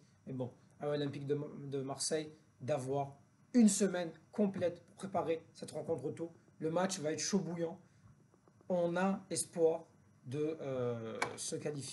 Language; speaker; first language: French; native; French